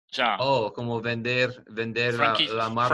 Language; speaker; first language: Spanish; non-native, learner; English